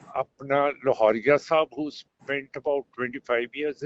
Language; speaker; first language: English; non-native, local second language; Punjabi